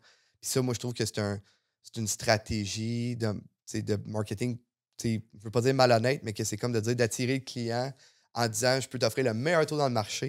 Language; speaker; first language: French; native; French